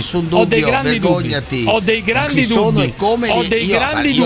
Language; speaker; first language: Italian; native; Italian